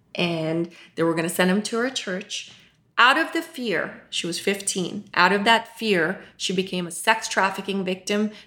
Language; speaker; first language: English; non-native, local second language; Urdu